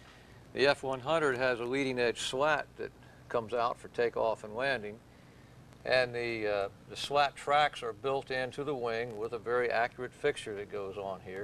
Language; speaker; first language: English; native; English